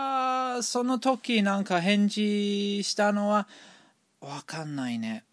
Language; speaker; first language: Japanese; non-native, fluent; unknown